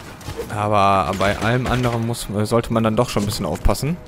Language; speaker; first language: German; native; German